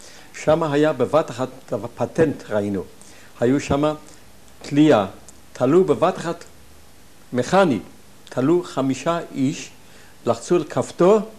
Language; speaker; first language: Hebrew; non-native, fluent; German